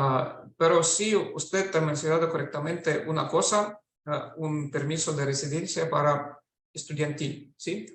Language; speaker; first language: Spanish; non-native, fluent; Russian